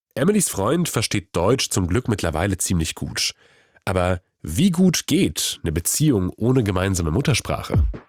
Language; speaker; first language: German; non-native, fluent; Polish